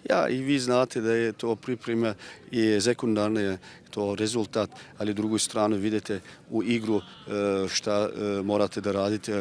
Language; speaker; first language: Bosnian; non-native, learner; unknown